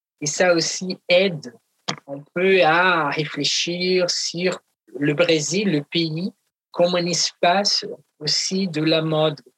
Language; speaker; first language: French; non-native, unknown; Portuguese